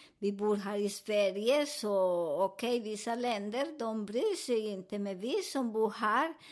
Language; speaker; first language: Swedish; non-native, fluent; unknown